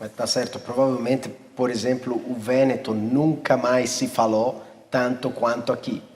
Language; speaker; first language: Portuguese; non-native, fluent; Italian